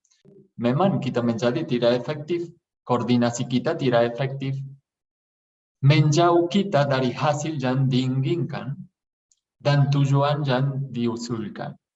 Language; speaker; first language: Indonesian; non-native, fluent; Spanish